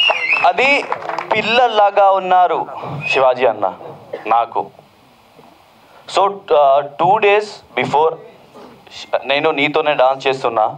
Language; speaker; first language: Telugu; non-native, local second language; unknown